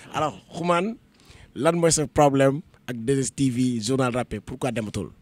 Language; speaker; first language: French; non-native, local second language; Wolof